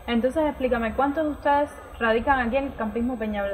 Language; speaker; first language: Spanish; native; Spanish